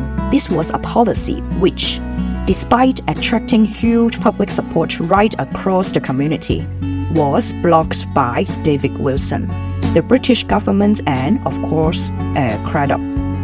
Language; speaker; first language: English; non-native, local second language; Cantonese